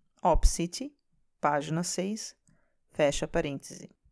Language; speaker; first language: Portuguese; native; Portuguese